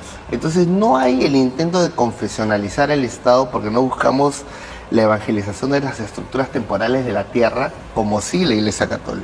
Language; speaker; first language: Spanish; native; Spanish